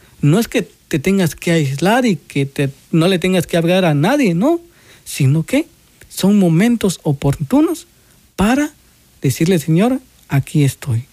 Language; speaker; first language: Spanish; native; Spanish